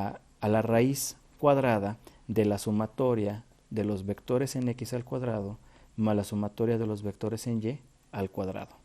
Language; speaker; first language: Spanish; native; Spanish